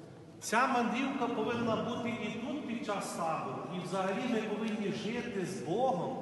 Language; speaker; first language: Ukrainian; native; Ukrainian